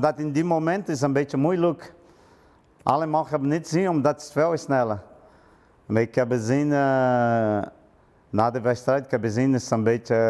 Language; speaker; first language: Dutch; non-native, learner; Portuguese